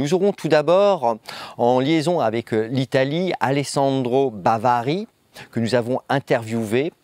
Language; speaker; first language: French; native; French